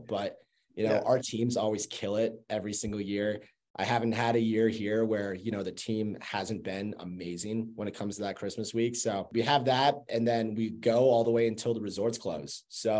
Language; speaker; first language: English; native; English